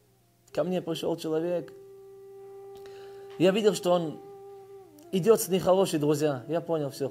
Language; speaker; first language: Russian; early bilingual, heritage; Russian